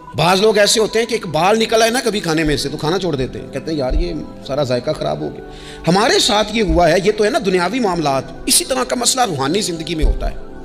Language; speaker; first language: Urdu; non-native, local second language; Punjabi